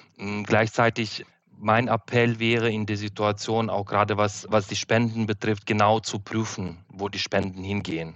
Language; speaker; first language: German; non-native, fluent; Ukrainian